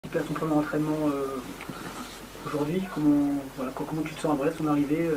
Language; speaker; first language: French; native; French